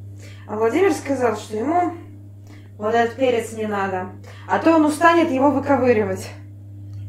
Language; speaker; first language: Russian; native; Russian